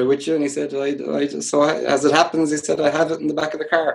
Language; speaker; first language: English; native; English